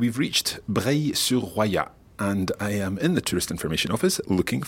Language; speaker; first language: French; non-native, fluent; English